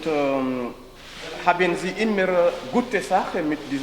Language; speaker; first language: German; non-native, learner; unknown